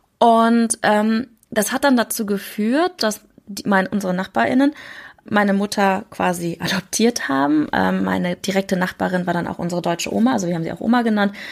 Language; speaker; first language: German; early bilingual, other home language; Korean